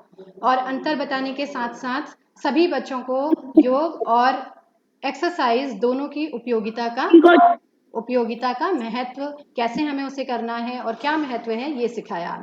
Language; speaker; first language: Hindi; native; Hindi